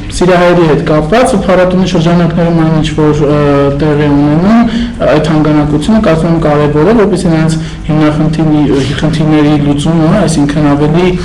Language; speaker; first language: Armenian; native; Armenian